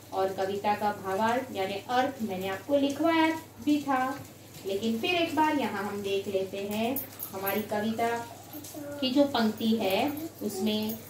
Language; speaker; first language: Hindi; non-native, local second language; Gujarati